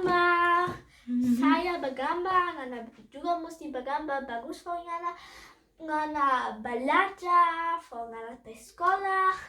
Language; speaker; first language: Indonesian; early bilingual, heritage; Indonesian